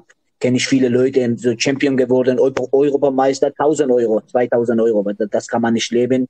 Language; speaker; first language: German; non-native, learner; Georgian